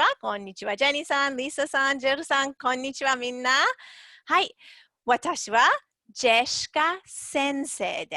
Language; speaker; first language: Japanese; non-native, fluent; English